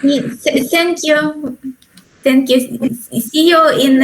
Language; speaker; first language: English; non-native, learner; Ukrainian